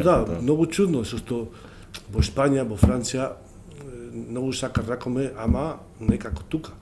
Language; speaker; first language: Macedonian; non-native, learner; Spanish